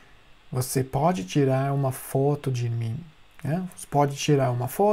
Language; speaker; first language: Portuguese; non-native, fluent; German